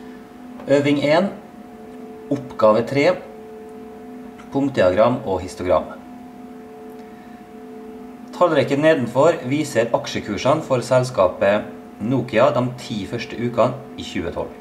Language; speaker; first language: Norwegian; native; Norwegian